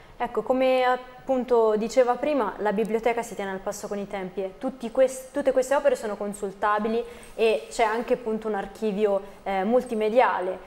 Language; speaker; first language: Italian; native; Italian